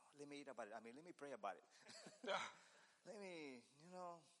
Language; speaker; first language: English; non-native, learner; Spanish